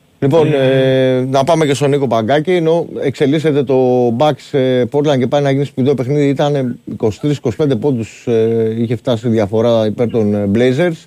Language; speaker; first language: Greek; native; Greek